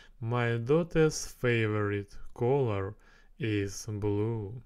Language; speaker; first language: English; non-native, learner; Russian